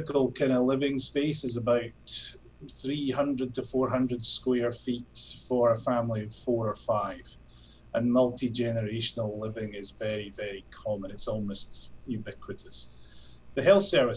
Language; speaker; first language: English; native; English